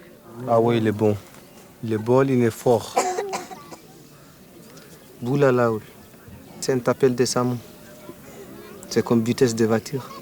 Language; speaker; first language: French; non-native, local second language; Fula